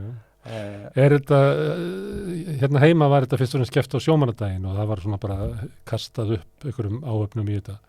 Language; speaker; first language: Icelandic; native; Icelandic